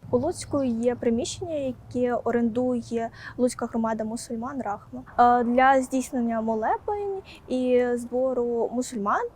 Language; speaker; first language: Ukrainian; non-native, local second language; Crimean Tatar